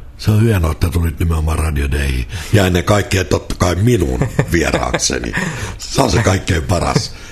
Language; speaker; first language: Finnish; native; Finnish